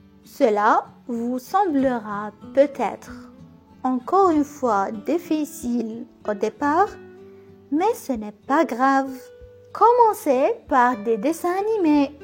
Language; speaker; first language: French; non-native, local second language; Arabic